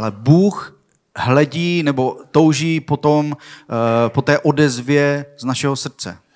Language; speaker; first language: Czech; non-native, learner; Swedish